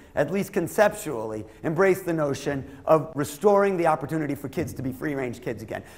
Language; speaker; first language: English; native; English